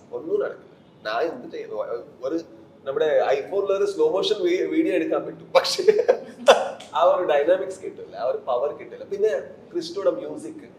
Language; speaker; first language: Malayalam; non-native, learner; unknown